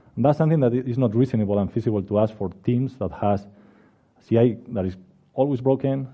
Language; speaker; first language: English; non-native, fluent; Spanish